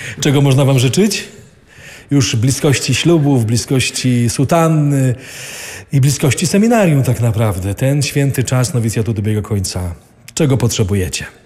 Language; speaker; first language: Polish; native; Polish